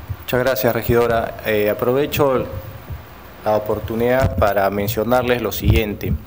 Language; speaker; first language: Spanish; native; Spanish